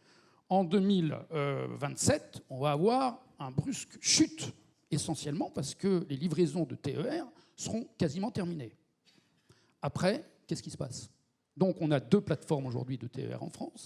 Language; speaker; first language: French; native; French